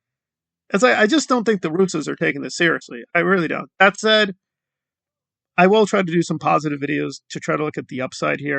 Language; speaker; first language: English; native; English